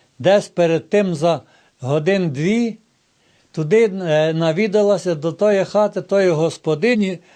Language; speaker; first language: Ukrainian; native; Ukrainian